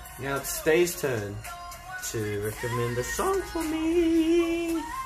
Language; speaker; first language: English; early bilingual, other home language; Korean